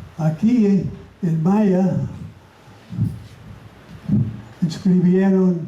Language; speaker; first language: Spanish; non-native, fluent; English